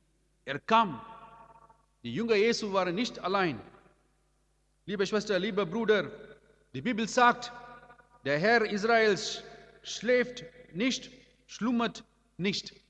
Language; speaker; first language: German; non-native, learner; Amharic